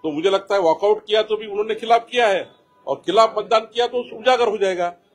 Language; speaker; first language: Hindi; non-native, local second language; Marathi